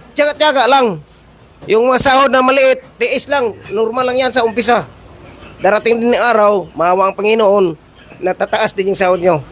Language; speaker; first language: Filipino; non-native, local second language; Cebuano